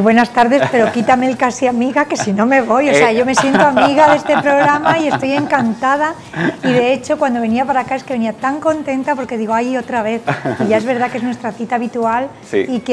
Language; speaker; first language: Spanish; native; Spanish